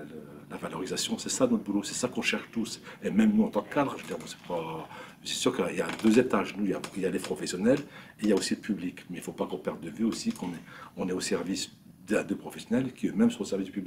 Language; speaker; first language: French; native; French